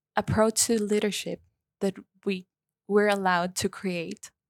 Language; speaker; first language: English; non-native, fluent; Spanish